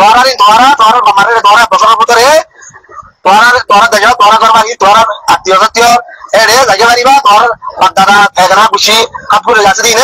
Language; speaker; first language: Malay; non-native, learner; Rohingya